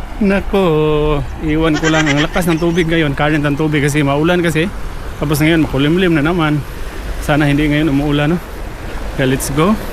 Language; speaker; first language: Filipino; native; Filipino